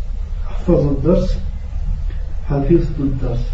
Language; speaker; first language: Arabic; non-native, learner; French